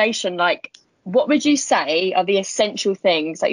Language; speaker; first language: English; native; English